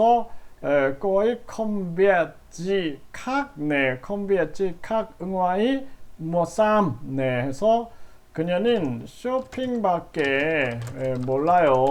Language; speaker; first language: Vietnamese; non-native, learner; Korean